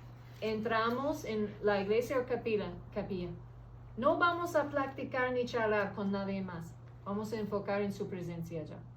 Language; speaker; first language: Spanish; early bilingual, heritage; English